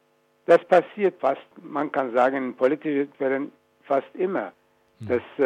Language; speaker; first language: German; non-native, fluent; Persian